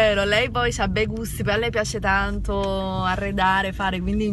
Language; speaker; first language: Italian; native; Italian